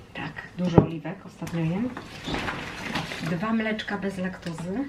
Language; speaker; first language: Polish; native; Polish